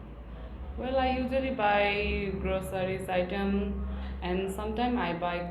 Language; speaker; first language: English; non-native, learner; Nepali